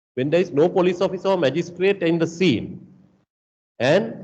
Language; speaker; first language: English; non-native, local second language; Sinhala